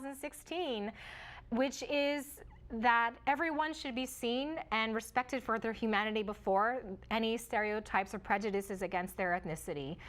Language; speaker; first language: English; early bilingual, other home language; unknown